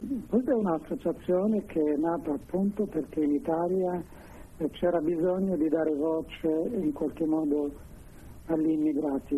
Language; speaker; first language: Italian; non-native, fluent; Arabic